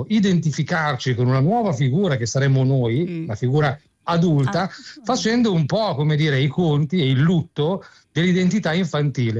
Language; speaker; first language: Italian; native; Italian